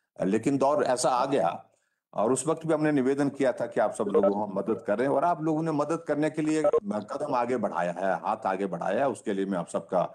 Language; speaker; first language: Hindi; native; Hindi